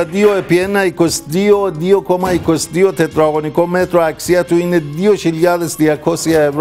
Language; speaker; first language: Greek; non-native, learner; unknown